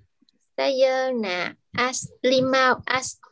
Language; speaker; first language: Indonesian; non-native, learner; Vietnamese